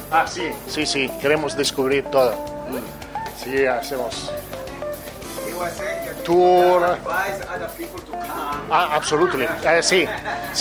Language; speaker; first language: Portuguese; non-native, learner; Italian